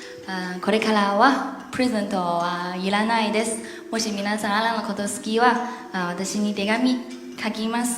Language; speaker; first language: Japanese; non-native, learner; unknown